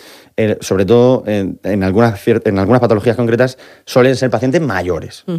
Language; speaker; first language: Spanish; native; Spanish